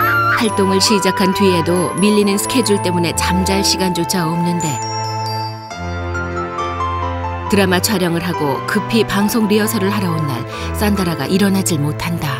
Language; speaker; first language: Korean; native; Korean